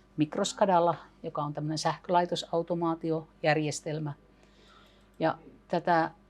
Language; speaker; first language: Finnish; native; Finnish